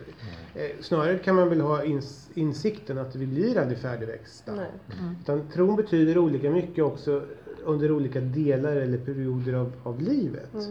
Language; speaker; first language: Swedish; native; Swedish